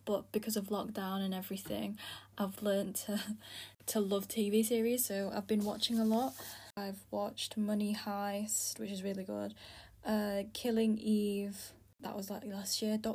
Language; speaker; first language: English; early bilingual, other home language; Filipino